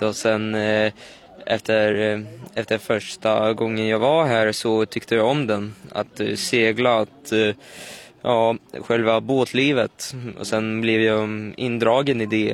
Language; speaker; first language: Swedish; early bilingual, other home language; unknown